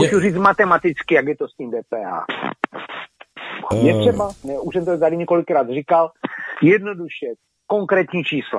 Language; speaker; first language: Czech; native; Czech